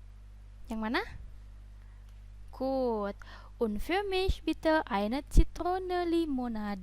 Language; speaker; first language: German; non-native, fluent; Indonesian